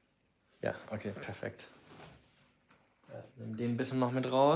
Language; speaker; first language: German; native; German